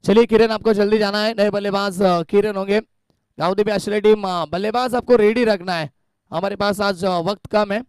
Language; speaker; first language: Hindi; non-native, local second language; Marathi